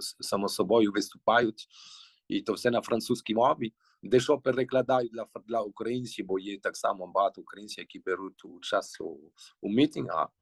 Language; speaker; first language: Ukrainian; early bilingual, heritage; Ukrainian